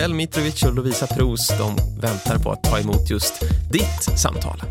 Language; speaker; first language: Swedish; native; Swedish